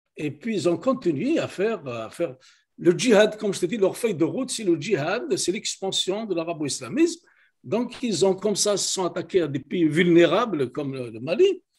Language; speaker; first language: French; non-native, local second language; Kabyle